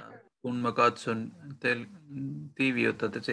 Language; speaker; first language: Finnish; non-native, learner; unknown